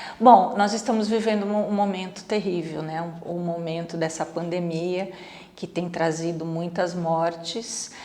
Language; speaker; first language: Portuguese; native; Portuguese